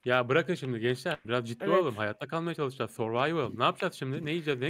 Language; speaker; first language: Turkish; native; Turkish